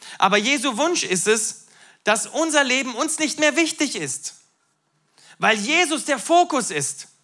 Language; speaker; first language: German; native; German